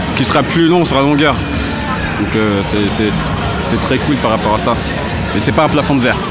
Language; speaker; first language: French; native; French